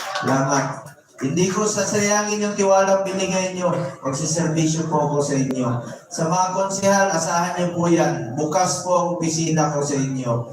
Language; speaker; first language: Filipino; non-native, local second language; Cebuano